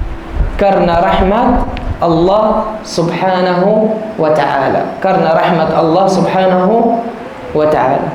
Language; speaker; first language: Indonesian; non-native, learner; Arabic